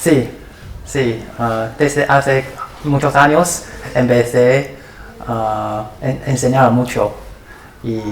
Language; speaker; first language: Spanish; non-native, learner; Chinese